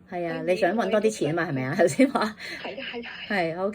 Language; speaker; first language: Cantonese; native; Cantonese